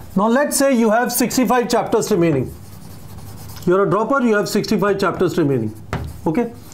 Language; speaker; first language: English; non-native, local second language; Hindi